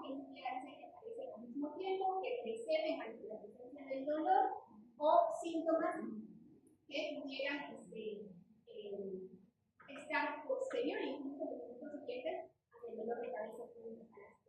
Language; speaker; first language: Spanish; native; Spanish